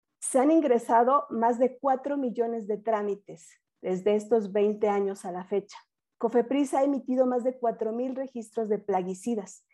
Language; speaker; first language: Spanish; native; Spanish